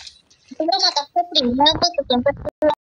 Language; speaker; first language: Spanish; native; Spanish